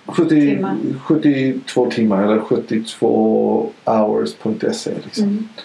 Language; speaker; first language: Swedish; non-native, fluent; English